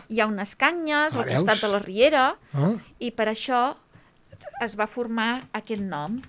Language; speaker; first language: Catalan; native; Catalan